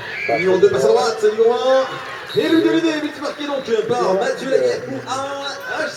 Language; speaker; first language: French; native; French